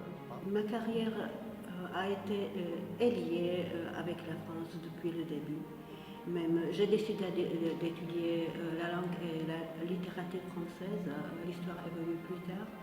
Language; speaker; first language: French; non-native, fluent; Slovak